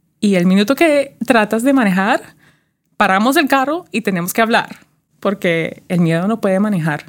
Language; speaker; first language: Spanish; early bilingual, heritage; Spanish